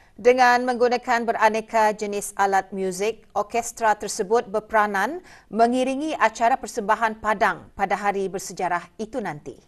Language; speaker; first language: Malay; native; Malay